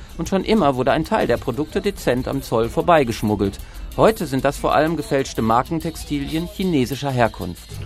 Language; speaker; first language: German; native; German